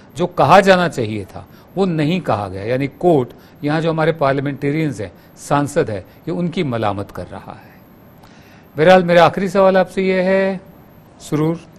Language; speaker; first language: Hindi; native; Hindi